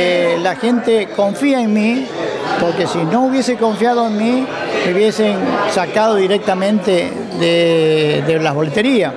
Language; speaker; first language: Spanish; native; Spanish